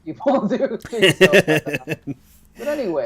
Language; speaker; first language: English; native; English